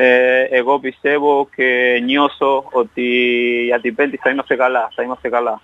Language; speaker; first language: Greek; non-native, fluent; Spanish